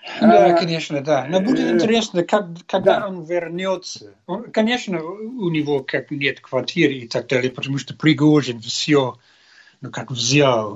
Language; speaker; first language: Russian; non-native, learner; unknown